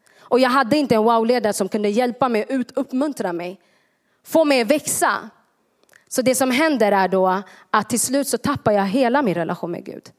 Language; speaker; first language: Swedish; early bilingual, other home language; Tigrinya